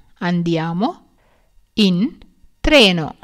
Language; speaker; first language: Italian; non-native, fluent; Sinhala